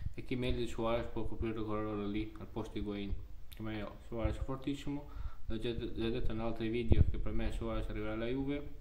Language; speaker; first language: Italian; non-native, fluent; Albanian